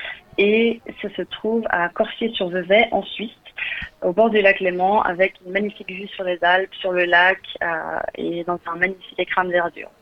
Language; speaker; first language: French; native; French